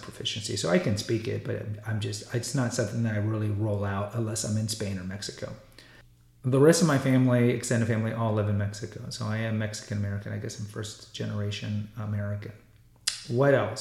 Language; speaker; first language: English; native; English